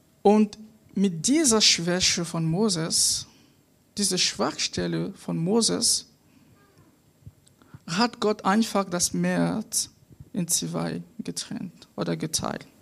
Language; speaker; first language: German; non-native, fluent; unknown